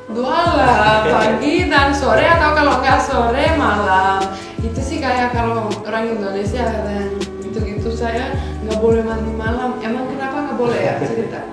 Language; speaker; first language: Indonesian; non-native, fluent; Romanian